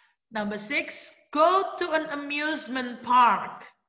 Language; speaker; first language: English; non-native, fluent; Indonesian